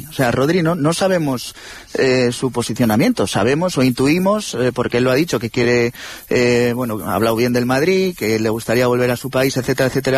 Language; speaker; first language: Spanish; native; Spanish